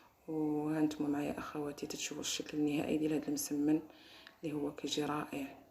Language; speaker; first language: Arabic; native; Arabic